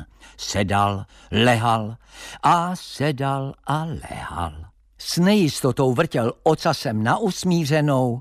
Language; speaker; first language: Czech; native; Czech